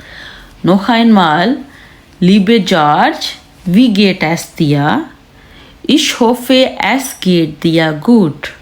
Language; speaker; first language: German; non-native, learner; Urdu